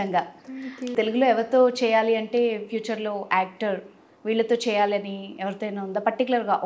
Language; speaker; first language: Telugu; native; Telugu